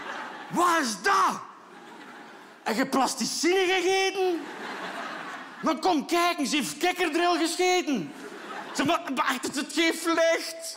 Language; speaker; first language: Dutch; native; Dutch